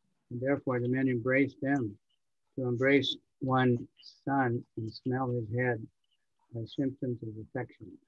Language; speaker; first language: English; native; English